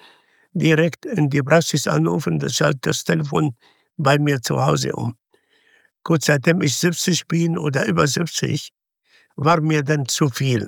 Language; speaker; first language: German; non-native, fluent; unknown